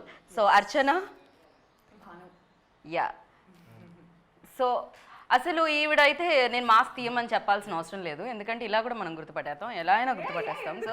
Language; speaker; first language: Telugu; native; Telugu